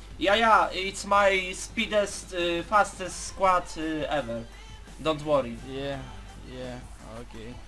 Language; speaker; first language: English; non-native, learner; Polish